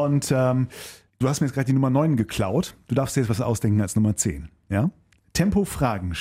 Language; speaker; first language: German; native; German